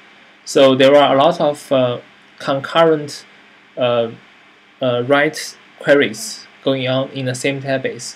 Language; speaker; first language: English; non-native, fluent; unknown